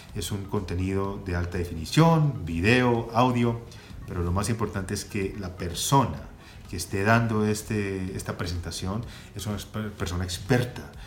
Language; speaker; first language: Spanish; native; Spanish